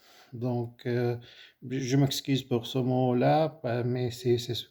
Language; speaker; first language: French; non-native, fluent; Arabic